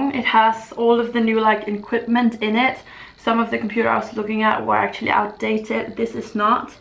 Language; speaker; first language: English; non-native, fluent; Danish